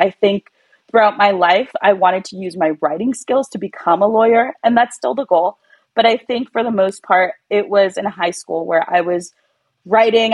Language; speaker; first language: English; early bilingual, other home language; Spanish